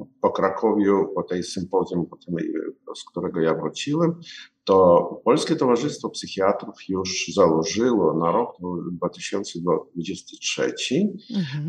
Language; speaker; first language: Polish; non-native, learner; Ukrainian